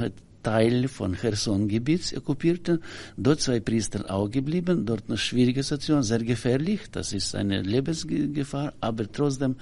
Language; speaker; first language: German; non-native, learner; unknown